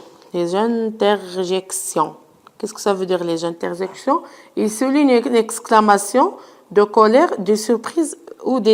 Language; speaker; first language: French; non-native, local second language; Arabic